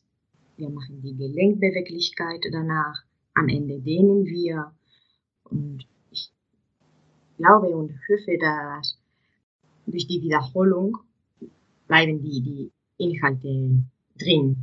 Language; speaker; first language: German; non-native, fluent; Spanish